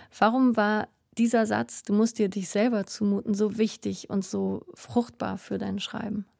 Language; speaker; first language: German; native; German